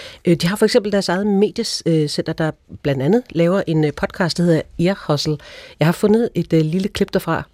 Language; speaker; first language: Danish; native; Danish